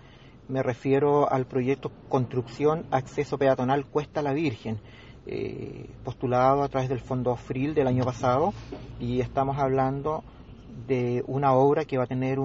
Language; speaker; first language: Spanish; native; Spanish